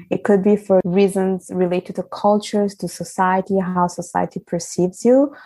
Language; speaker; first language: English; non-native, fluent; Italian